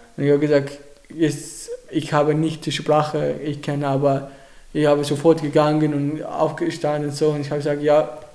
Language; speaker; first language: German; non-native, learner; Arabic